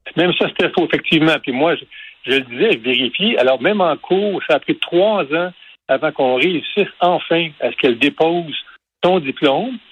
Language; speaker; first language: French; native; French